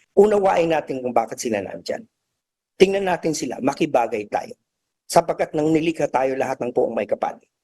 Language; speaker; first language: Filipino; native; Filipino